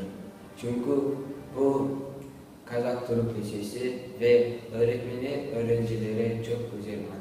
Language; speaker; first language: Turkish; non-native, learner; Kazakh